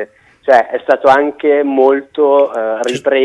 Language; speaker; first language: Italian; native; Italian